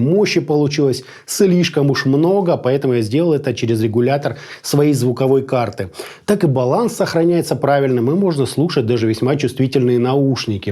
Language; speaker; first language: Russian; native; Russian